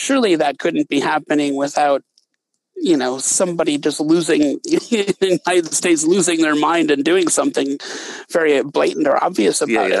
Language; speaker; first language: English; native; English